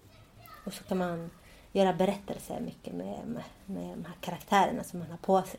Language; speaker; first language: Swedish; early bilingual, other home language; Spanish